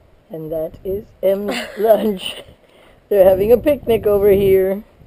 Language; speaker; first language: English; early bilingual, other home language; Spanish